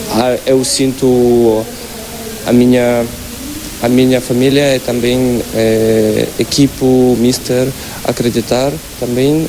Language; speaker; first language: Portuguese; non-native, learner; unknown